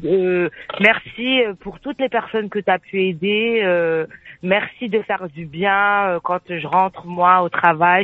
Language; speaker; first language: French; native; French